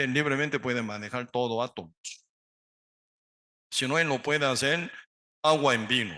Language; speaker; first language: Spanish; non-native, learner; Korean